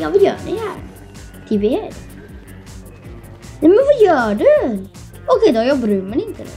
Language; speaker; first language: Swedish; non-native, learner; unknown